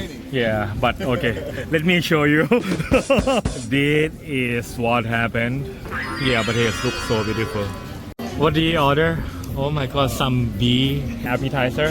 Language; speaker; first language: English; non-native, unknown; Thai